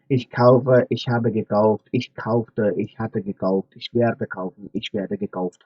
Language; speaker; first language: German; non-native, fluent; Hindi